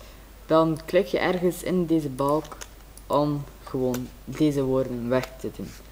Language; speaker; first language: Dutch; native; Dutch